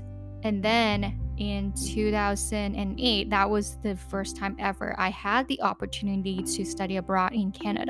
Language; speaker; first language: English; non-native, local second language; Cantonese